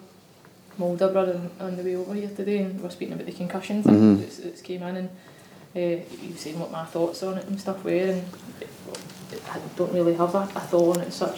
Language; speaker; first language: English; native; English